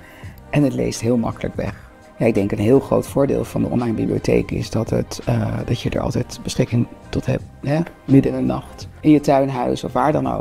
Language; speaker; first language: Dutch; native; Dutch